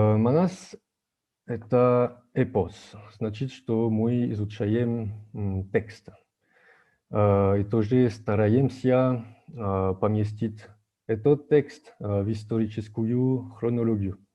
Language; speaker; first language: Russian; non-native, fluent; French